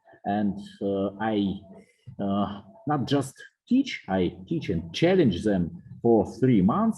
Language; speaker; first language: English; non-native, fluent; Russian